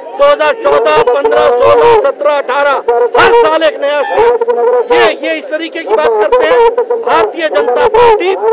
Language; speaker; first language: Hindi; native; Hindi